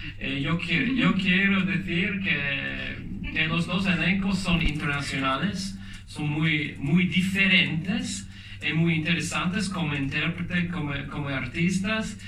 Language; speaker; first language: Spanish; non-native, learner; English